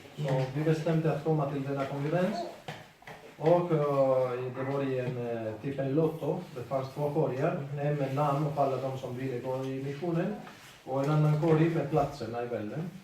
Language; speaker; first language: Swedish; non-native, fluent; Spanish